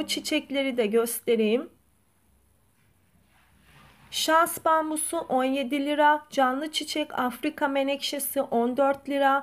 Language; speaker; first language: Turkish; native; Turkish